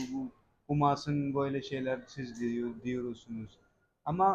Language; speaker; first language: Turkish; non-native, learner; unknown